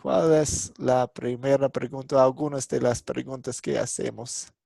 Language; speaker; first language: Spanish; non-native, fluent; English